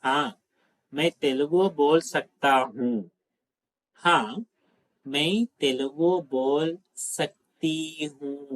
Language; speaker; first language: Hindi; non-native, local second language; Telugu